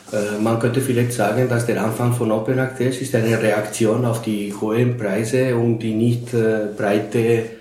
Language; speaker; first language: German; non-native, fluent; Spanish